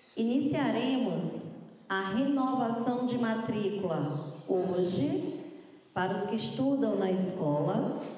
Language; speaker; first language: Portuguese; native; Portuguese